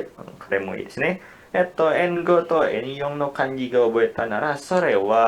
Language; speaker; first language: Japanese; non-native, learner; Indonesian